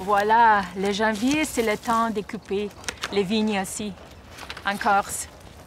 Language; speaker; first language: French; non-native, learner; Slovenian